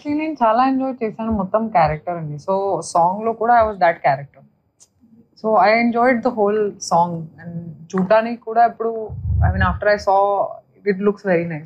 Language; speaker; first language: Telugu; non-native, fluent; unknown